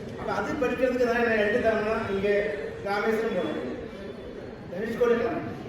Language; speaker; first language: Tamil; non-native, learner; Malayalam